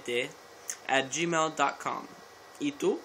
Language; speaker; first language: Spanish; non-native, learner; English